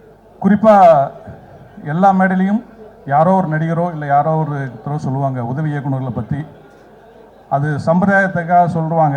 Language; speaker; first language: Tamil; native; Tamil